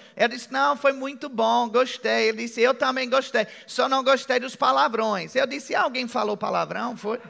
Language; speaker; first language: Portuguese; non-native, fluent; English